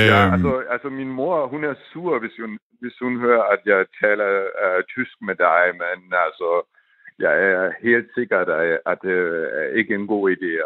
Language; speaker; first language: Danish; early bilingual, heritage; German